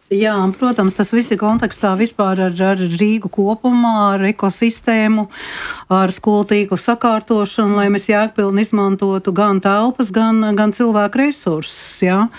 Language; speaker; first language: Latvian; native; Latvian